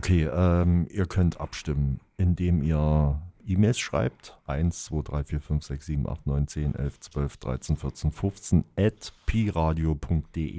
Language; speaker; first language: German; native; German